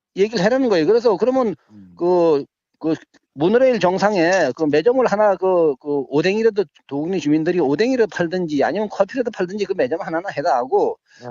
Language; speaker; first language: Korean; native; Korean